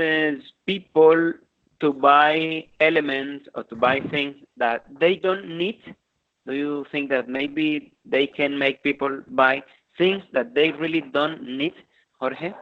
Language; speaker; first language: English; non-native, fluent; Spanish